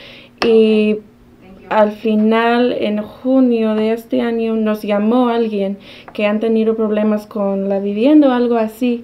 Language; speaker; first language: Spanish; non-native, fluent; English